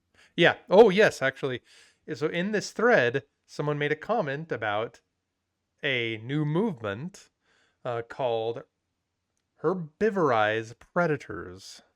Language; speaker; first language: English; native; English